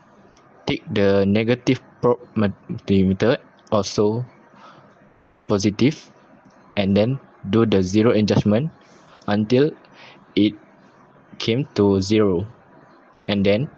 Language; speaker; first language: English; non-native, local second language; Malay